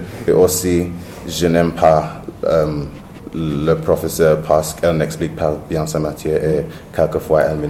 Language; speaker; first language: French; non-native, learner; English